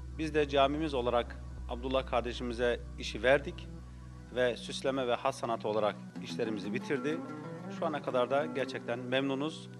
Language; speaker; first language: Turkish; native; Turkish